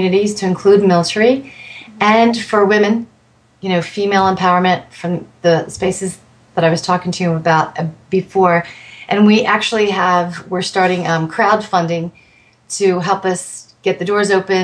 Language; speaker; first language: English; native; English